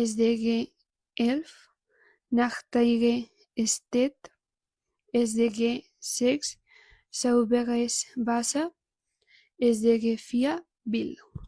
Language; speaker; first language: German; non-native, learner; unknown